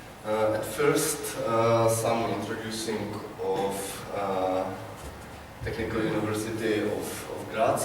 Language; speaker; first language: English; non-native, learner; Czech